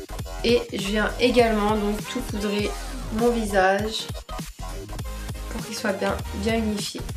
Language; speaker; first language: French; native; French